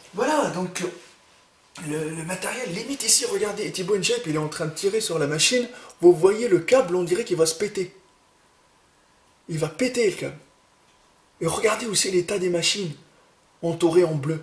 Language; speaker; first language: French; native; French